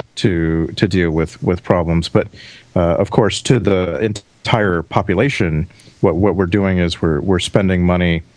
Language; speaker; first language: English; native; English